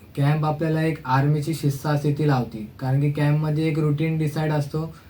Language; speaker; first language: Marathi; native; Marathi